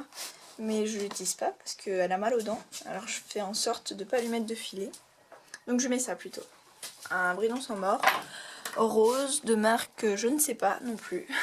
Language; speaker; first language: French; native; French